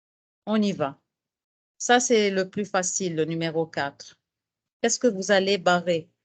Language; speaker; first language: French; non-native, fluent; Arabic